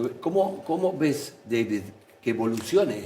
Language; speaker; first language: Spanish; native; Spanish